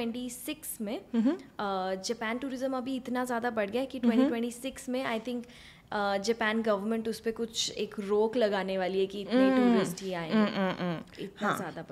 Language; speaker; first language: Hindi; native; Hindi